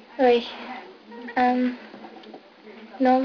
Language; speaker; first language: French; non-native, learner; English